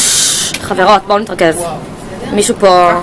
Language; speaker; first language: Hebrew; native; Hebrew